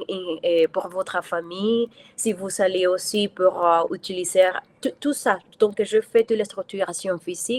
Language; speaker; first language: French; non-native, fluent; Spanish